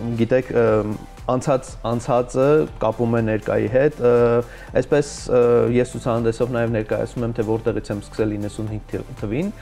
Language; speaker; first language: Armenian; early bilingual, heritage; Armenian